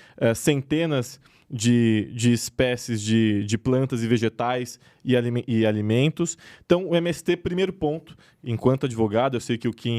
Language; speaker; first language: Portuguese; native; Portuguese